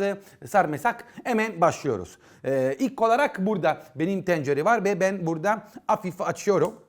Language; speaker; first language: Turkish; non-native, learner; Italian